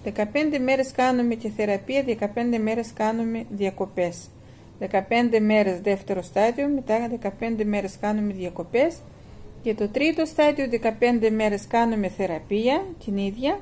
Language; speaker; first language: Greek; non-native, fluent; Russian